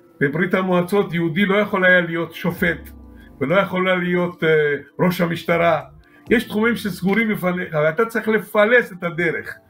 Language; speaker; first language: Hebrew; non-native, fluent; Georgian